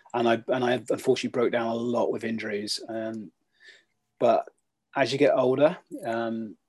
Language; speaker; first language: English; native; English